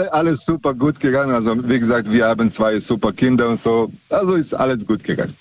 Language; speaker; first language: German; native; German